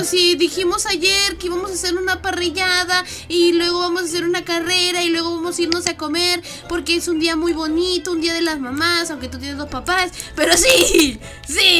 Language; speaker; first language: Spanish; native; Spanish